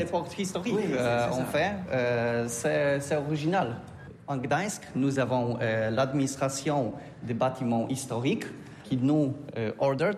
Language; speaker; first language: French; non-native, learner; Polish